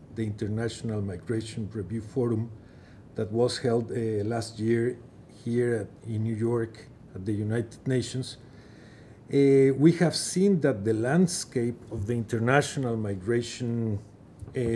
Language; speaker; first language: English; non-native, fluent; Persian